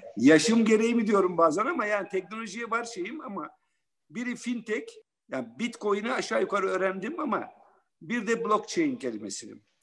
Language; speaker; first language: Turkish; native; Turkish